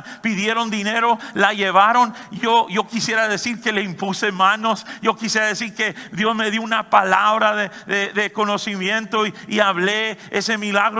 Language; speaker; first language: Spanish; native; Spanish